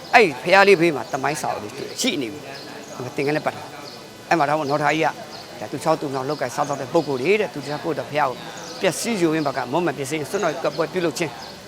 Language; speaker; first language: Burmese; native; Burmese